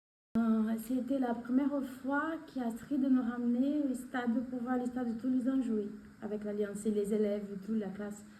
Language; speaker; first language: French; non-native, fluent; Portuguese